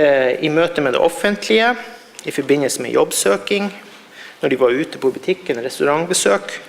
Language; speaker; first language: Norwegian; native; Norwegian